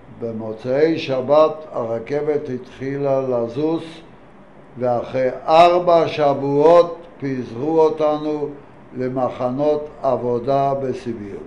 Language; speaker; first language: Hebrew; non-native, fluent; Yiddish